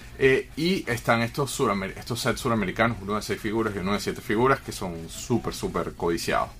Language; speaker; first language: Spanish; native; Spanish